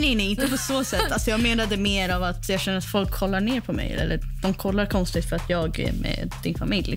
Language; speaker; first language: Swedish; early bilingual, other home language; Spanish